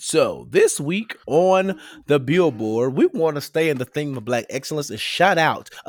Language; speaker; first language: English; native; English